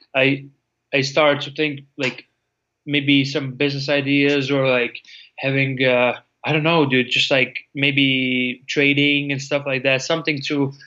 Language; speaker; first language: English; non-native, fluent; Latvian